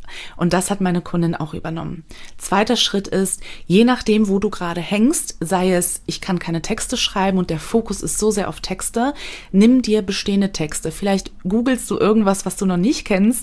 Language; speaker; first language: German; native; German